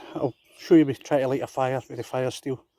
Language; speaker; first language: English; native; English